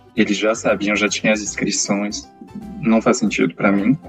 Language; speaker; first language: Portuguese; non-native, fluent; French